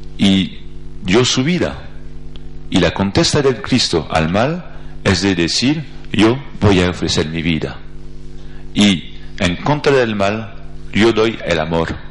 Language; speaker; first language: Spanish; non-native, fluent; French